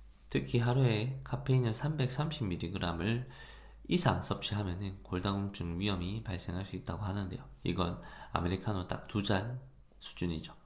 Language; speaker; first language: Korean; native; Korean